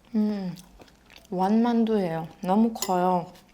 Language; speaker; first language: Korean; non-native, learner; Russian